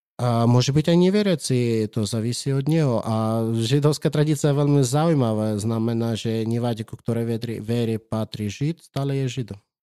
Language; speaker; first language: Slovak; non-native, fluent; Russian